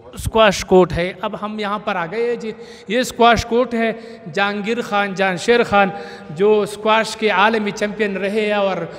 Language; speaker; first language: Urdu; non-native, local second language; Pashto